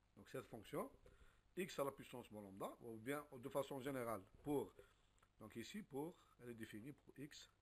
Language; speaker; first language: French; non-native, local second language; Arabic